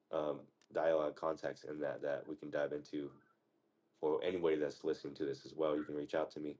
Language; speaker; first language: English; native; English